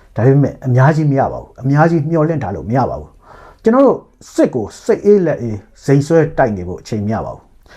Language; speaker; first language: Burmese; native; Burmese